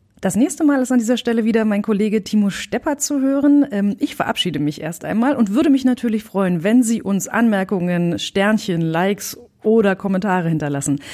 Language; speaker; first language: German; native; German